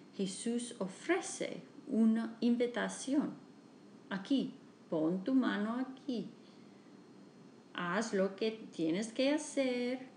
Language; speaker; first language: Spanish; non-native, learner; English